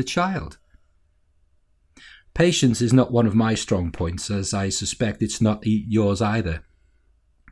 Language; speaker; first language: English; native; English